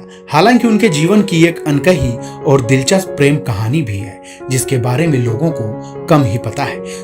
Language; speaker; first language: Hindi; native; Hindi